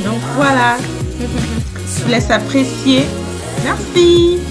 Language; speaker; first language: French; native; French